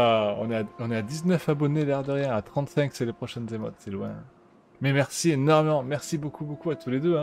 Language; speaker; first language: French; native; French